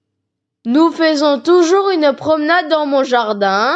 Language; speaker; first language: French; non-native, learner; Tamil